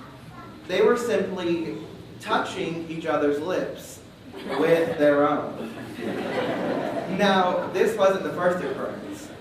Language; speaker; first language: English; native; English